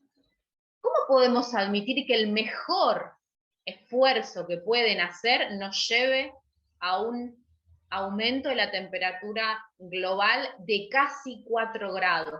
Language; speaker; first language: Spanish; native; Spanish